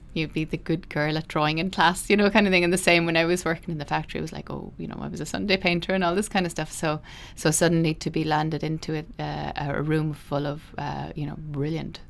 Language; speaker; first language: English; native; English